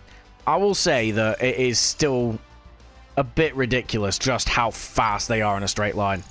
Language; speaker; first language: English; native; English